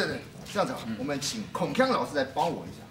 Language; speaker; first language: Chinese; native; Chinese